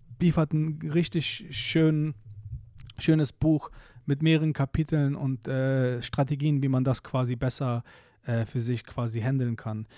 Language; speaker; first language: German; early bilingual, other home language; Polish